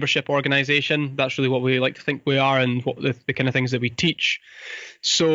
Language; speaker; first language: English; native; English